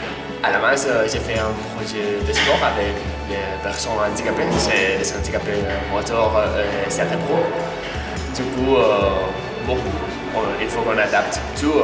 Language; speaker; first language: French; non-native, fluent; Spanish